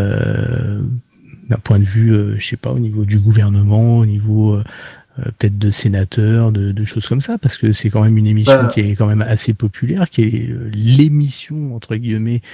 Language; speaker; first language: French; native; French